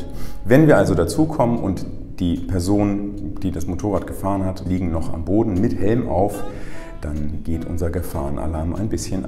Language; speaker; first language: German; native; German